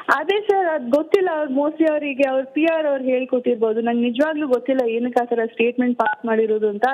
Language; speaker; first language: Kannada; non-native, local second language; Kodava